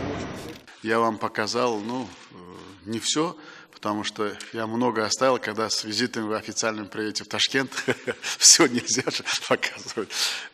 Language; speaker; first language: Russian; non-native, local second language; Uzbek